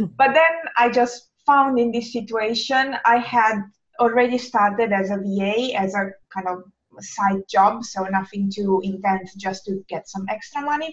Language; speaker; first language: English; non-native, fluent; Italian